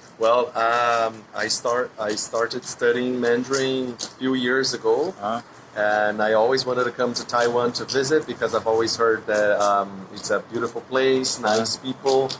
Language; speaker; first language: English; non-native, fluent; Portuguese